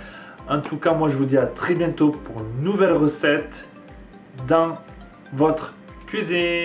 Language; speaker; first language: French; native; French